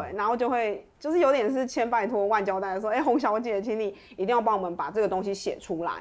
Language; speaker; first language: Chinese; native; Chinese